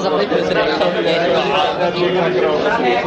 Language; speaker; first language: Czech; native; Czech